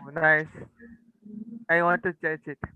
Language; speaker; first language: English; non-native, learner; Tamil